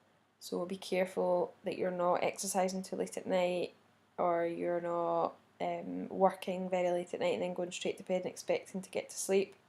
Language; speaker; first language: English; native; English